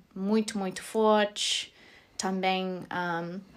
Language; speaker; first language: Portuguese; non-native, fluent; English